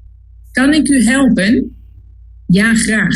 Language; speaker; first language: Dutch; non-native, learner; Spanish